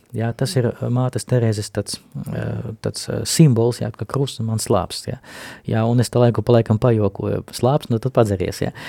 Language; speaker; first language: Latvian; non-native, local second language; Russian